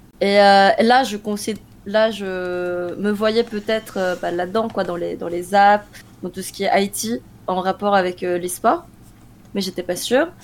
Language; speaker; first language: French; early bilingual, other home language; Korean